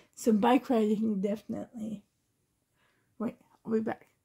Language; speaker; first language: English; native; English